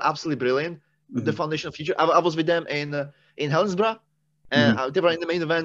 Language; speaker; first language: English; non-native, fluent; Czech